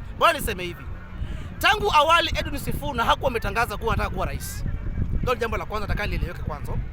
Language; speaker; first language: Swahili; non-native, local second language; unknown